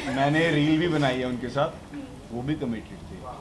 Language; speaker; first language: Hindi; native; Hindi